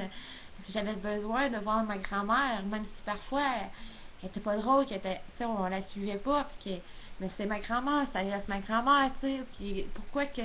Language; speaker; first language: French; native; French